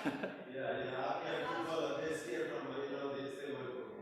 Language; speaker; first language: English; non-native, local second language; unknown